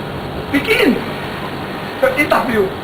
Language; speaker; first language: English; non-native, learner; Cantonese